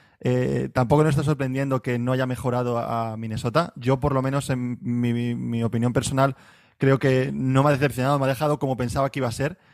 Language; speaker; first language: Spanish; native; Spanish